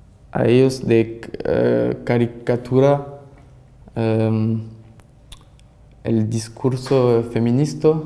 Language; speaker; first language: Spanish; non-native, learner; French